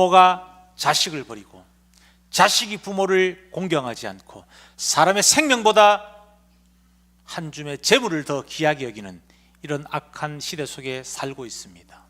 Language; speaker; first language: Korean; native; Korean